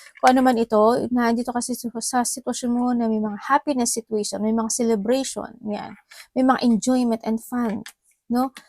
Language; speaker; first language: Filipino; native; Filipino